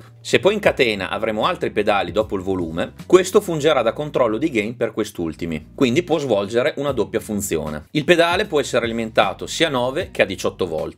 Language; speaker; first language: Italian; native; Italian